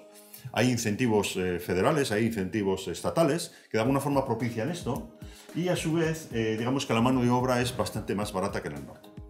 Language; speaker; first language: Spanish; native; Spanish